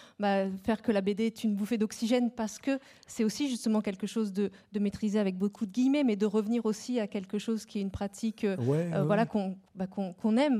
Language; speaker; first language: French; native; French